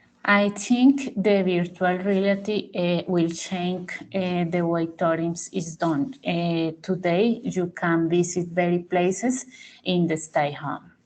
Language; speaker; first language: English; non-native, learner; Spanish